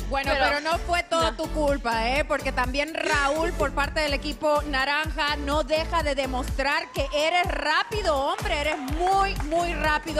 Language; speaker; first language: Spanish; native; Spanish